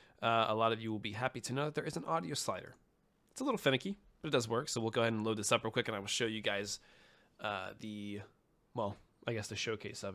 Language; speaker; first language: English; native; English